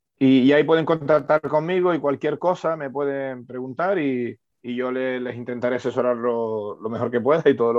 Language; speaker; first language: Spanish; native; Spanish